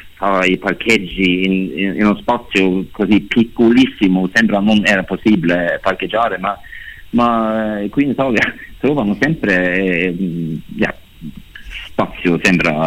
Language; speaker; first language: Italian; non-native, learner; Norwegian